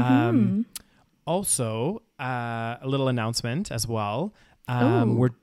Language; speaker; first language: English; native; English